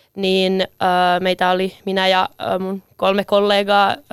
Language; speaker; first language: Finnish; native; Finnish